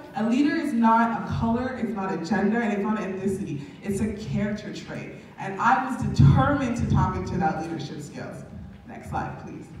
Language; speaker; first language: English; native; English